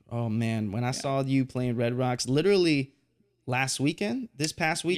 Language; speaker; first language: English; native; English